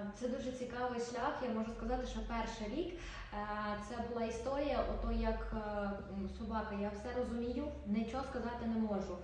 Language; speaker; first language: Ukrainian; non-native, local second language; Russian